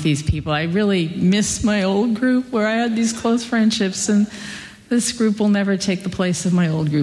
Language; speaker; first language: English; native; English